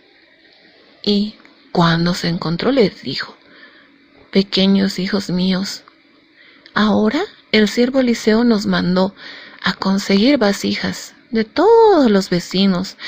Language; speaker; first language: Spanish; native; Spanish